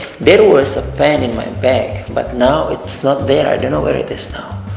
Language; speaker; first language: English; non-native, fluent; Indonesian